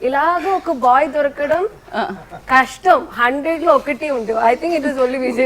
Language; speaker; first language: Telugu; non-native, learner; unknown